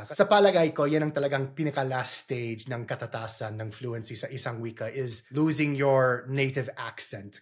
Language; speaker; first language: Filipino; non-native, fluent; English